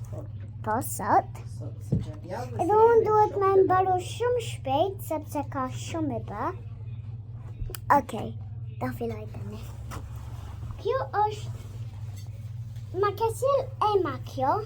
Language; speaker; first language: Albanian; early bilingual, heritage; Albanian